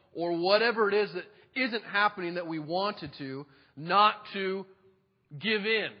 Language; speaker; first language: English; native; English